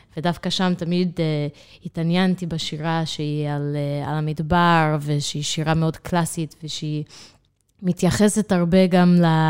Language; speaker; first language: Hebrew; non-native, fluent; English